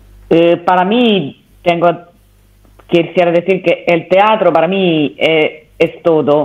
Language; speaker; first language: Spanish; non-native, learner; Italian